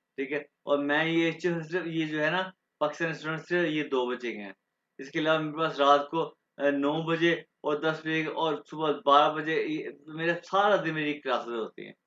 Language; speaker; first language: Urdu; non-native, local second language; Punjabi